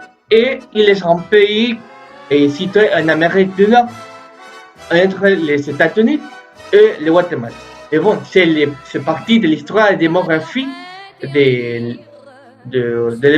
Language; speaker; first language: French; non-native, learner; Spanish